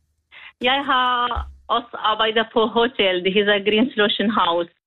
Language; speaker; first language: Danish; non-native, learner; Kurdish